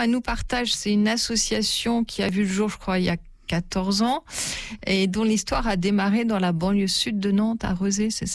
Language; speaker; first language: French; native; French